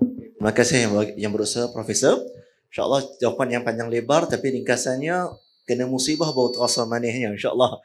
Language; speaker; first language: Malay; native; Malay